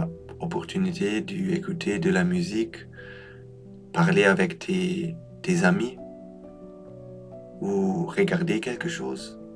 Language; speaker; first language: French; non-native, fluent; German